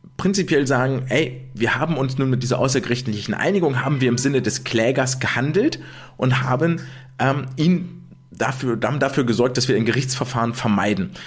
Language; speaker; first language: German; native; German